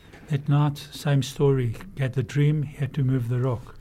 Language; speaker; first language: English; native; English